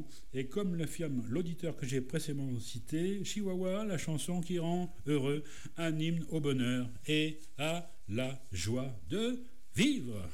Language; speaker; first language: French; native; French